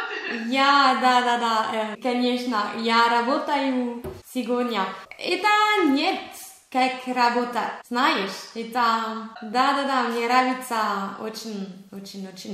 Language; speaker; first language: Russian; non-native, learner; French